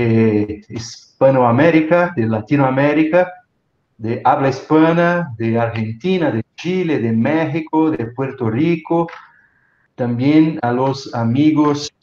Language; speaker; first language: Spanish; non-native, fluent; Portuguese